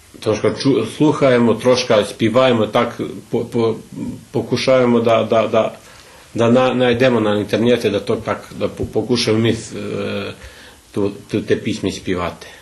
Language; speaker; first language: Ukrainian; early bilingual, heritage; Ukrainian